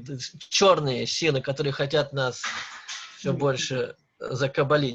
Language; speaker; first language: Russian; native; Russian